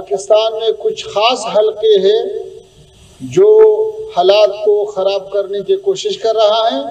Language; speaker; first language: Hindi; non-native, fluent; Pashto